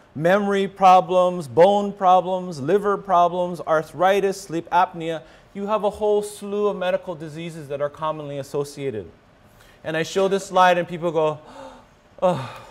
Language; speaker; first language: English; native; English